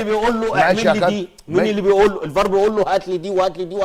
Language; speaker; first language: Arabic; native; Arabic